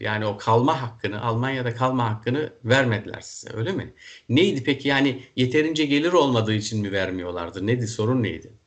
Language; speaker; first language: Turkish; native; Turkish